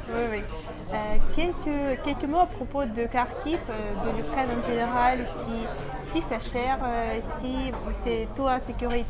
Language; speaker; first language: French; non-native, fluent; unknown